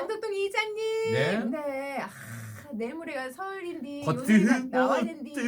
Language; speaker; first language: Korean; native; Korean